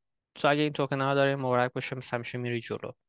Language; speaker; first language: Persian; early bilingual, heritage; Persian